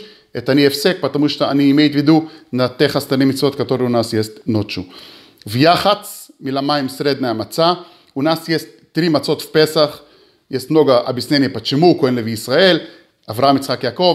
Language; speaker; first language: Russian; early bilingual, heritage; Hebrew